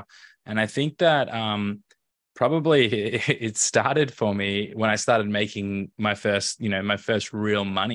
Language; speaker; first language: English; native; English